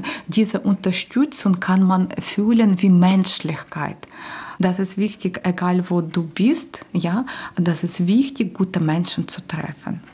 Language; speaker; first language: German; non-native, learner; Ukrainian